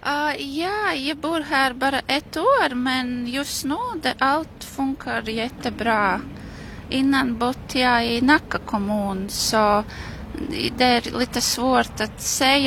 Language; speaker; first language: Swedish; non-native, learner; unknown